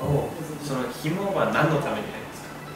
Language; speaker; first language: Japanese; non-native, fluent; English